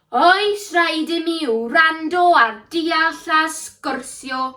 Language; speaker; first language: Welsh; non-native, learner; English